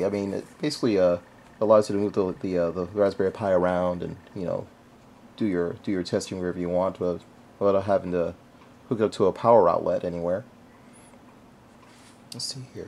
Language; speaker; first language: English; native; English